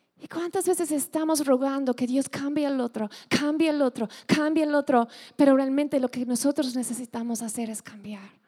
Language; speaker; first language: Spanish; non-native, fluent; English